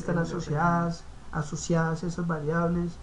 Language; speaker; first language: Spanish; native; Spanish